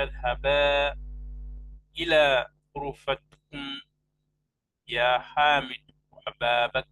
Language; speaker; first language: Arabic; non-native, fluent; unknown